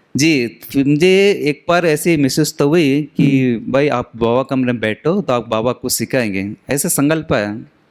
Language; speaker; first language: Hindi; non-native, local second language; Tamil